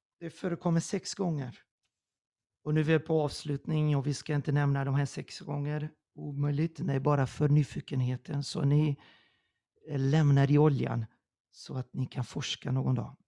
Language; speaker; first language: Swedish; non-native, fluent; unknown